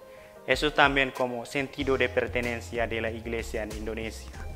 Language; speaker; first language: Spanish; non-native, fluent; Indonesian